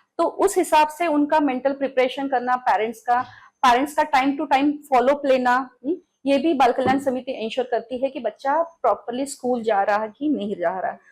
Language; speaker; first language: Hindi; non-native, local second language; Marathi